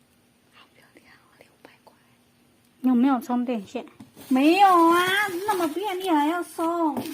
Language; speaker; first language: Chinese; non-native, fluent; Indonesian